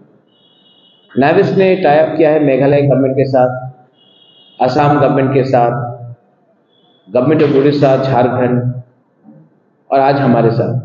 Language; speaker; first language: Hindi; non-native, local second language; Kok Borok